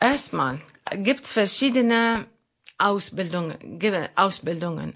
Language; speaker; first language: German; non-native, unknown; Arabic